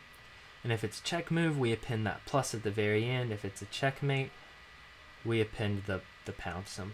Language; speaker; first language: English; native; English